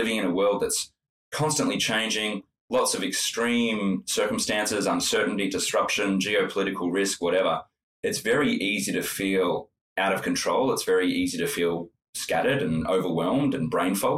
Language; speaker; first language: English; native; English